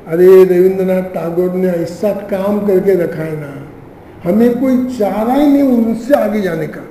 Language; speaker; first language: Hindi; non-native, local second language; Marathi